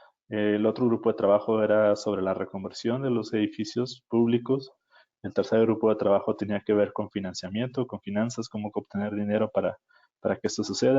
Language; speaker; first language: Spanish; native; Spanish